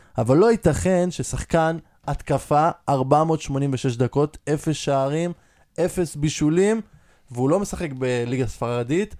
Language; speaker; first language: Hebrew; native; Hebrew